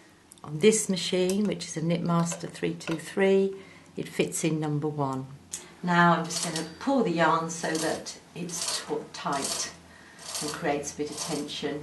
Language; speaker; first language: English; native; English